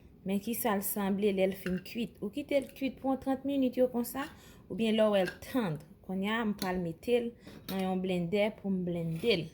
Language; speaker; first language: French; non-native, local second language; Haitian Creole